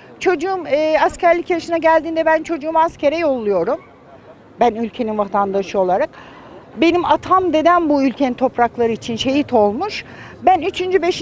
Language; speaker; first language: Turkish; native; Turkish